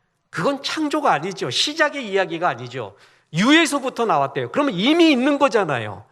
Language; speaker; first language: Korean; native; Korean